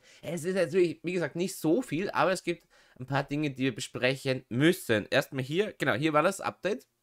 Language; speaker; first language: German; native; German